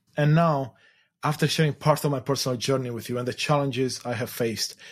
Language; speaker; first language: English; non-native, fluent; Romanian